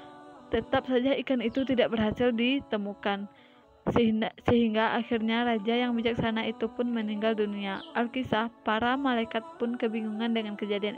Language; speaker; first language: Indonesian; native; Indonesian